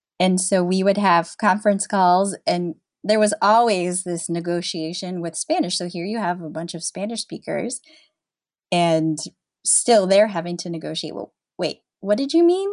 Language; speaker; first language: English; native; English